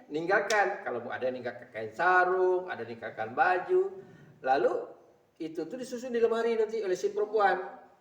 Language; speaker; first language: Indonesian; native; Indonesian